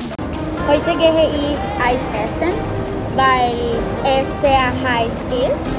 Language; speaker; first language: German; non-native, learner; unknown